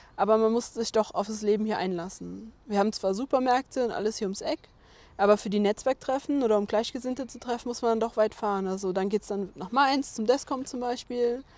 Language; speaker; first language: German; native; German